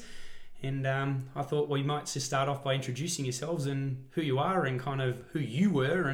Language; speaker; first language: English; native; English